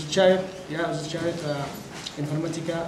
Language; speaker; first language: Russian; non-native, learner; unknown